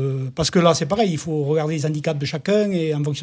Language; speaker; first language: French; native; French